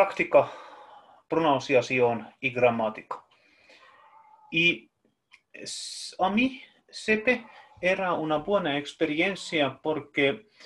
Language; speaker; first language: Spanish; non-native, fluent; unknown